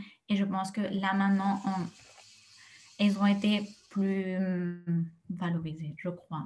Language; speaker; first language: French; non-native, fluent; Spanish